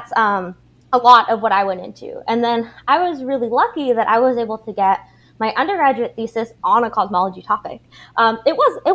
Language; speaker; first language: English; native; English